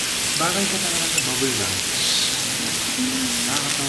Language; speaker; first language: Filipino; non-native, fluent; Korean